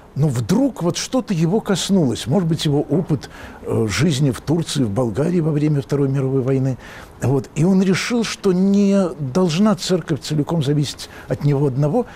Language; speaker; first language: Russian; native; Russian